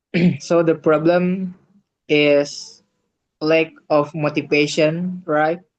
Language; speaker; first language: English; non-native, learner; Indonesian